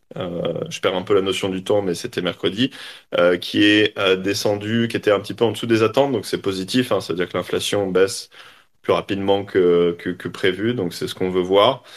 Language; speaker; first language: French; native; French